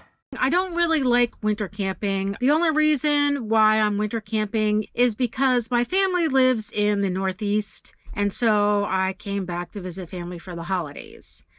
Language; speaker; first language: English; native; English